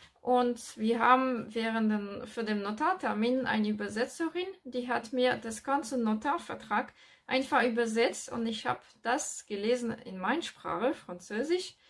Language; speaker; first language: German; non-native, learner; French